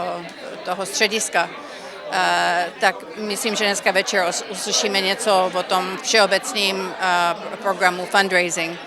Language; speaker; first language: Czech; early bilingual, heritage; Czech